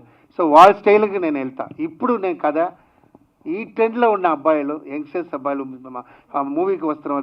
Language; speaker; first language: Telugu; non-native, learner; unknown